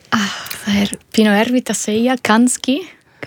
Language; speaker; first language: Icelandic; non-native, learner; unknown